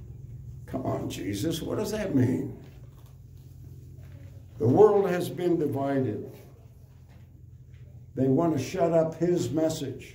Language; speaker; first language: English; native; English